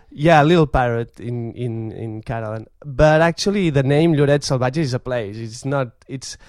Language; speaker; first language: English; non-native, fluent; Catalan